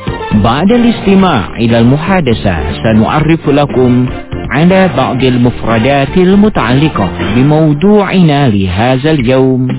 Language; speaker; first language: Arabic; non-native, fluent; Indonesian